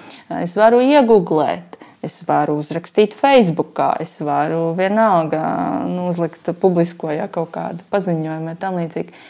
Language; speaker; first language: Latvian; native; Latvian